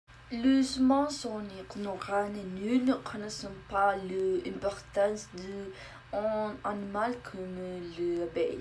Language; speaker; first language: French; non-native, learner; Spanish